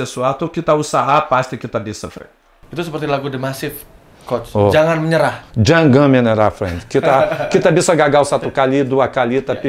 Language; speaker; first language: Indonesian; non-native, fluent; Portuguese